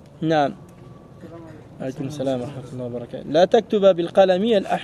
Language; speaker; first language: Arabic; non-native, fluent; French